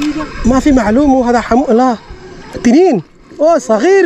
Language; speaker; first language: Arabic; non-native, learner; Bangla